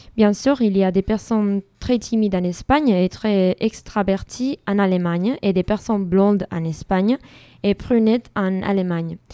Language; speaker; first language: French; non-native, fluent; Spanish